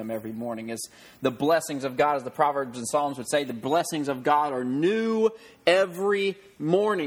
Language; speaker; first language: English; native; English